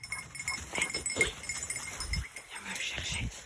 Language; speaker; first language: French; native; French